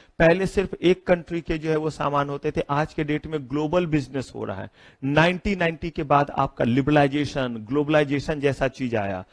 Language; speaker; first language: Hindi; native; Hindi